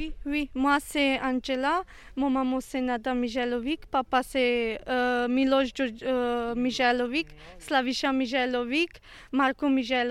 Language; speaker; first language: French; non-native, learner; Serbian